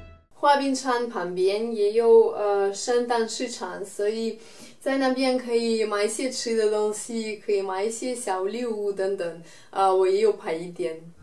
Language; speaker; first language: Chinese; non-native, fluent; Russian